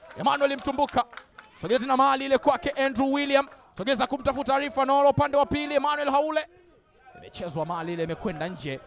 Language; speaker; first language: Swahili; native; Swahili